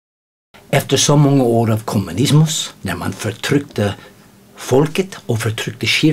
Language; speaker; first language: Swedish; non-native, fluent; English